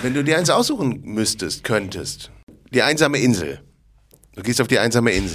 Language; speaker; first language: German; native; German